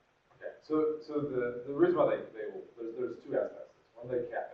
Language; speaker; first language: English; native; English